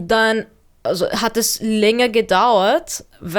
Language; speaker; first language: German; early bilingual, other home language; Arabic